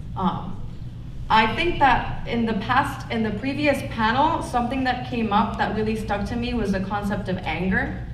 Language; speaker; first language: English; non-native, fluent; Spanish